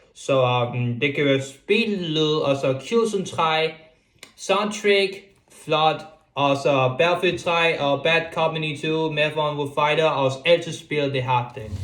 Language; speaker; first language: Danish; non-native, local second language; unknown